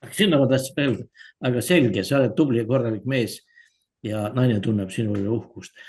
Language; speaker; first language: Estonian; native; Estonian